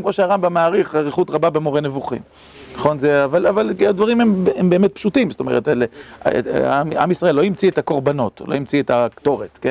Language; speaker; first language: Hebrew; native; Hebrew